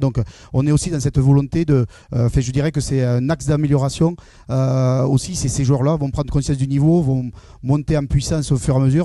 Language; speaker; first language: French; native; French